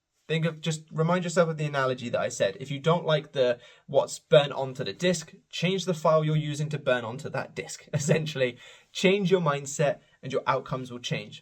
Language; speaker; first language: English; native; English